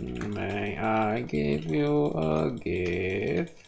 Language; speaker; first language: English; non-native, learner; Czech